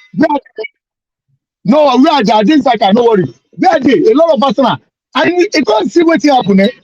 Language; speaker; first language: Nigerian Pidgin; native; Nigerian Pidgin